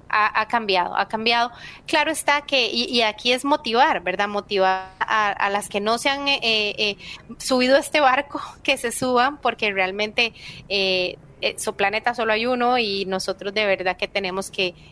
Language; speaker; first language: Spanish; native; Spanish